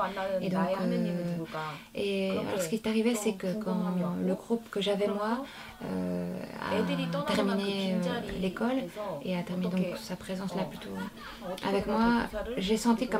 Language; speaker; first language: French; non-native, fluent; Korean